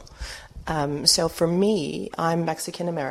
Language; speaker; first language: English; early bilingual, other home language; Spanish